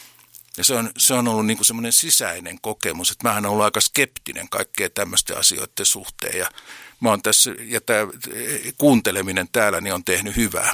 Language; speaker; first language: Finnish; native; Finnish